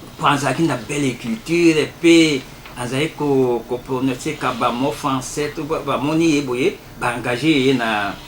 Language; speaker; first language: Lingala; non-native, local second language; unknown